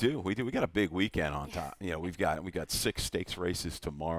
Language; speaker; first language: English; native; English